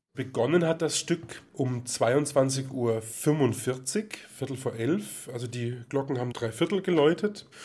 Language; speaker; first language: German; native; German